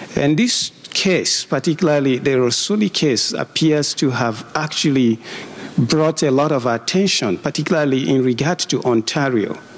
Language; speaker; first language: English; non-native, local second language; Igbo